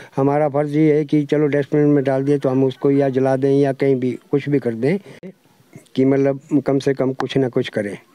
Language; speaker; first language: Hindi; native; Hindi